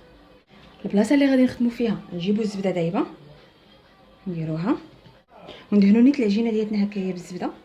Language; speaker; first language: Arabic; native; Arabic